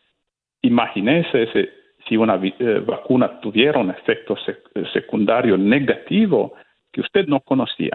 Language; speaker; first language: Spanish; non-native, fluent; Italian